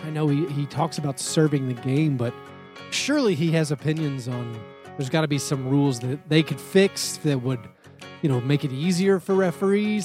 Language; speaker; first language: English; native; English